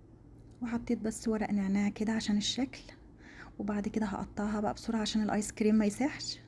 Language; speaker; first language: Arabic; native; Arabic